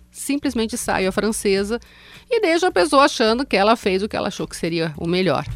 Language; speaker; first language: Portuguese; native; Portuguese